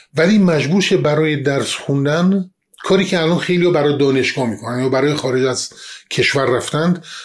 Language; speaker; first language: Persian; non-native, local second language; Kurdish